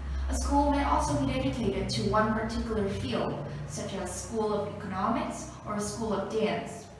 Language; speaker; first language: English; non-native, fluent; Vietnamese